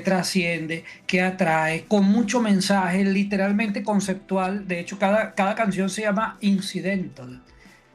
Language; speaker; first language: Spanish; native; Spanish